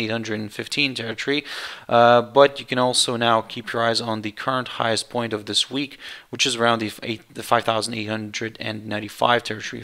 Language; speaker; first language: English; non-native, fluent; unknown